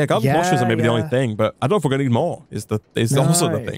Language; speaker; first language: English; native; English